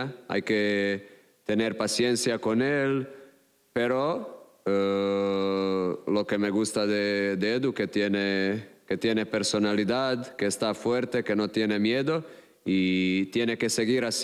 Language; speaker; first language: Spanish; non-native, fluent; Croatian